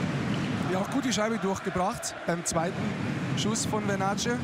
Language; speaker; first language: German; native; German